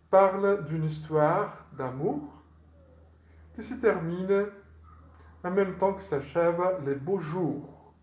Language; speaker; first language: French; non-native, fluent; Portuguese